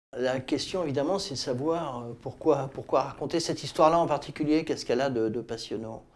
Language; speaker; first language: French; native; French